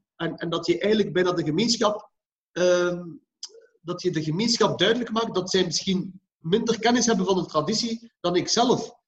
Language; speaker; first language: Dutch; early bilingual, other home language; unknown